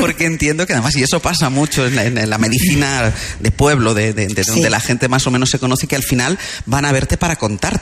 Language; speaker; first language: Spanish; native; Spanish